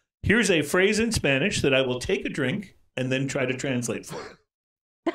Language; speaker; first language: English; native; English